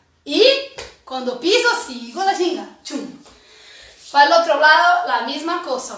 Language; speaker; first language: Spanish; non-native, fluent; Portuguese